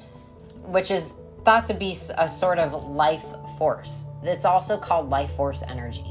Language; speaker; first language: English; native; English